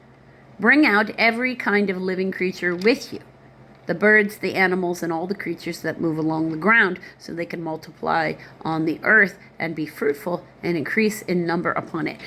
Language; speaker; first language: English; native; English